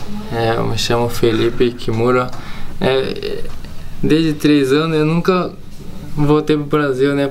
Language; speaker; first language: Portuguese; early bilingual, heritage; Portuguese